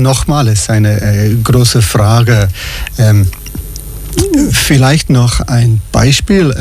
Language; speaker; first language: German; non-native, fluent; English